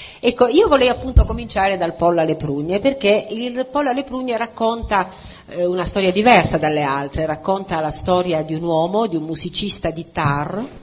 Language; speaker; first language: Italian; native; Italian